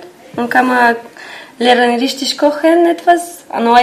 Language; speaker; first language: German; non-native, learner; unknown